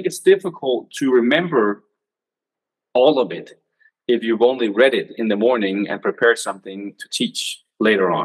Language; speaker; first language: English; non-native, fluent; Danish